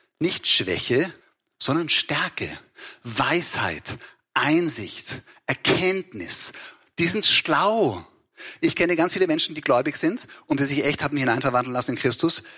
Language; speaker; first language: German; native; German